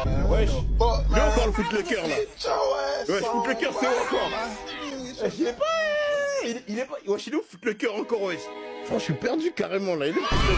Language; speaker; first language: French; native; French